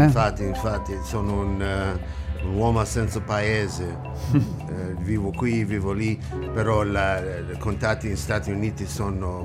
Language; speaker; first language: Italian; non-native, learner; English